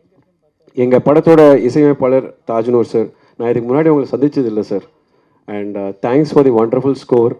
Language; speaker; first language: Tamil; native; Tamil